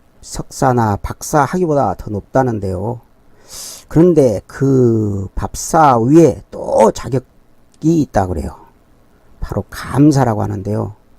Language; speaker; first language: Korean; native; Korean